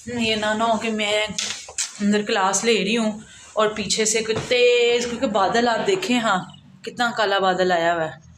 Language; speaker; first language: Urdu; native; Urdu